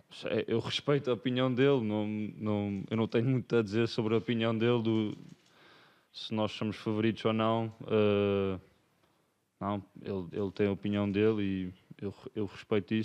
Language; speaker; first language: Portuguese; early bilingual, other home language; English